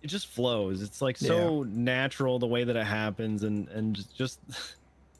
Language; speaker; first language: English; native; English